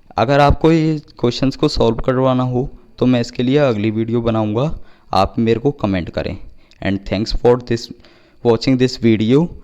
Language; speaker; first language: Hindi; native; Hindi